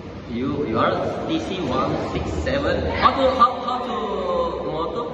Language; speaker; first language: English; non-native, learner; Indonesian